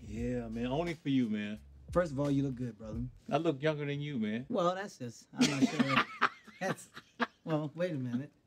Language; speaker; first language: English; native; English